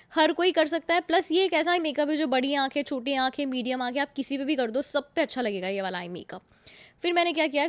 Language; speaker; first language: Hindi; non-native, local second language; Gujarati